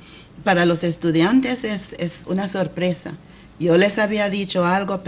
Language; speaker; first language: Spanish; non-native, fluent; English